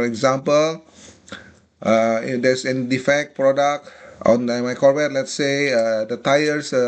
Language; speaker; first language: English; non-native, fluent; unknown